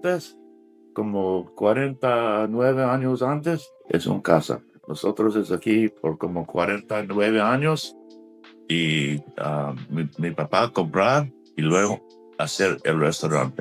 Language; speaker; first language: Spanish; non-native, learner; English